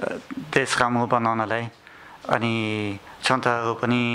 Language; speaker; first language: Nepali; non-native, learner; German